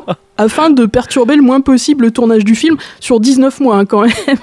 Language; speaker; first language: French; native; French